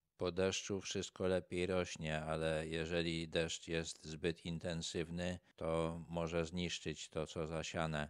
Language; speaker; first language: Polish; native; Polish